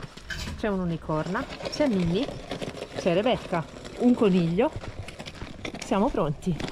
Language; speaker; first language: Italian; native; Italian